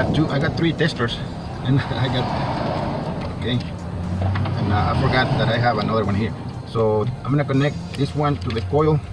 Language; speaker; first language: English; non-native, fluent; Spanish